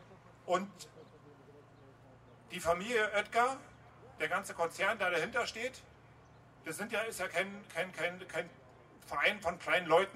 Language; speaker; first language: German; native; German